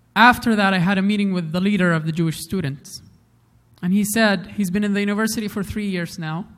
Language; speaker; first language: English; non-native, fluent; Arabic